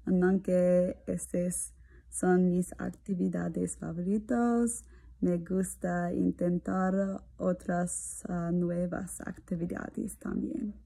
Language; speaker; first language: Spanish; non-native, learner; English